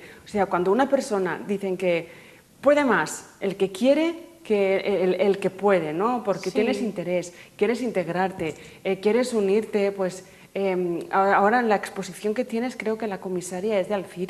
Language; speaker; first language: Spanish; non-native, local second language; Catalan